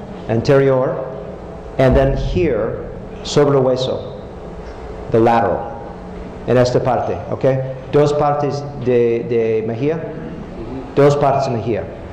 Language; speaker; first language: Spanish; non-native, learner; English